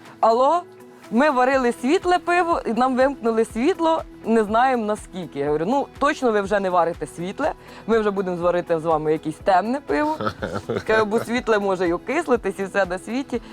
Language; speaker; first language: Ukrainian; native; Ukrainian